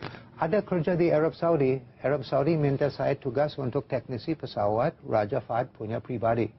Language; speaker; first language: Indonesian; non-native, fluent; English